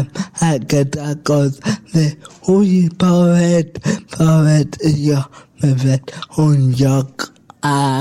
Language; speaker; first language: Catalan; non-native, local second language; Spanish